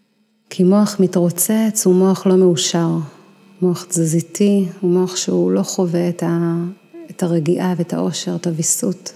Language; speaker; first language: Hebrew; native; Hebrew